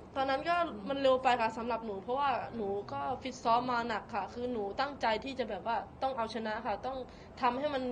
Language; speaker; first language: Thai; native; Thai